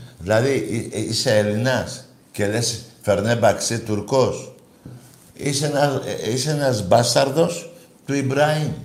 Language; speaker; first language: Greek; native; Greek